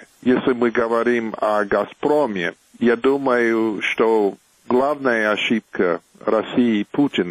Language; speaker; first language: Russian; non-native, fluent; English